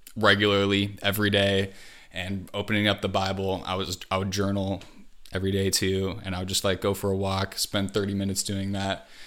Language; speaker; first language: English; native; English